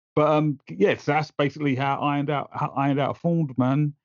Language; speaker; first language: English; native; English